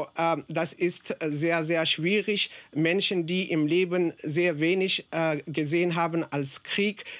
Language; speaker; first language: German; non-native, fluent; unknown